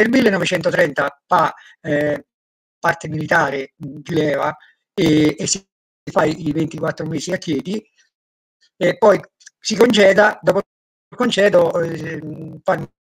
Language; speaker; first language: Italian; native; Italian